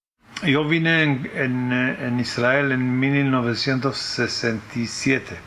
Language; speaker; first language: Spanish; early bilingual, heritage; French